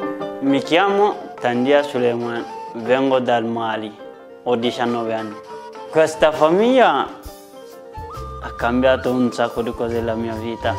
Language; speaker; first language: Italian; non-native, learner; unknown